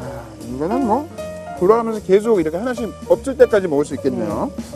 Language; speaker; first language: Korean; non-native, fluent; English